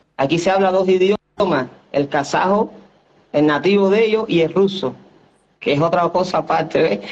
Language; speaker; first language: Spanish; native; Spanish